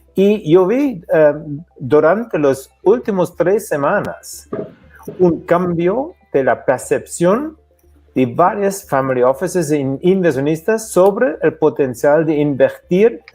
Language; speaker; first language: Spanish; non-native, fluent; German